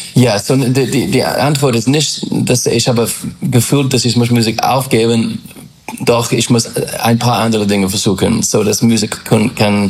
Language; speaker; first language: German; non-native, fluent; English